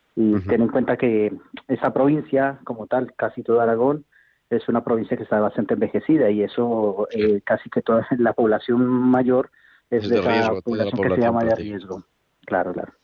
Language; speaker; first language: Spanish; native; Spanish